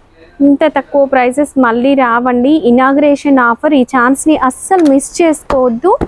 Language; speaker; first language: Telugu; native; Telugu